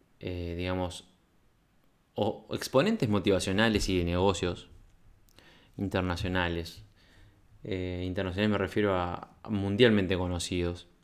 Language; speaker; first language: Spanish; native; Spanish